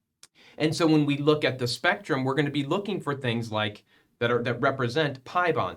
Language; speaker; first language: English; native; English